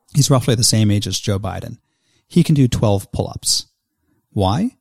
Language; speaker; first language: English; native; English